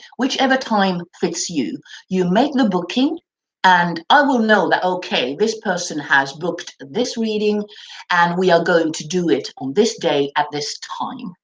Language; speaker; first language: English; non-native, fluent; Finnish